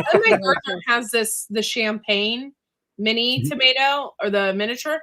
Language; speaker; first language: English; native; English